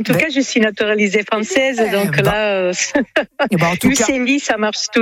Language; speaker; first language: French; non-native, fluent; Italian